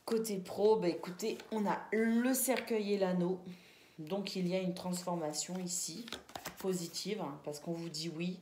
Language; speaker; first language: French; native; French